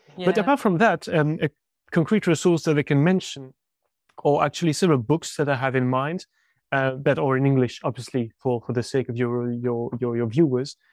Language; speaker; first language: English; non-native, fluent; French